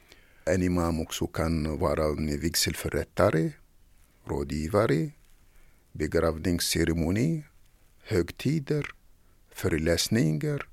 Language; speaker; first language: Swedish; non-native, fluent; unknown